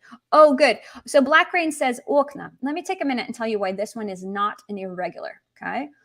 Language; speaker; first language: English; native; English